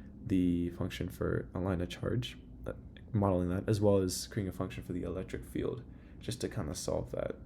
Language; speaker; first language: English; native; English